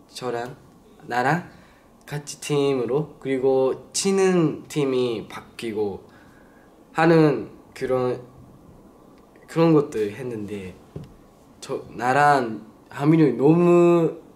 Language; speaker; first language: Korean; non-native, learner; Japanese